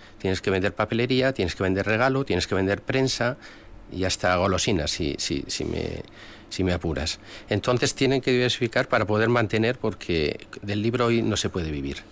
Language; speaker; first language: Spanish; native; Spanish